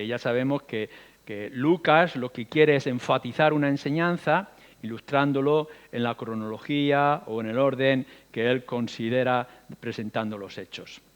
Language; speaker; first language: Spanish; native; Spanish